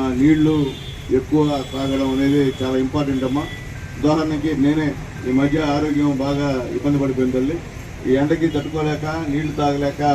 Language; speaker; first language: Telugu; native; Telugu